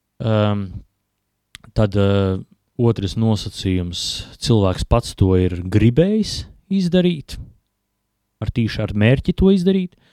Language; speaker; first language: Latvian; native; Latvian